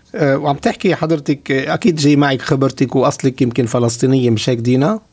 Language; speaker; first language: Arabic; native; Arabic